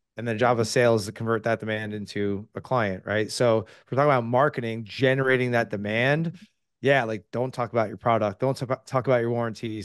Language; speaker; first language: English; native; English